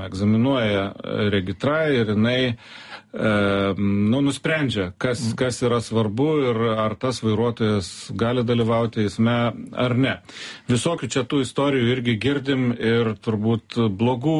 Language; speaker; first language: Lithuanian; native; Lithuanian